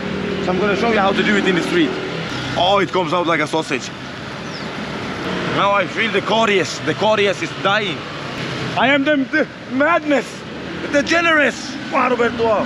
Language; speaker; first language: English; non-native, fluent; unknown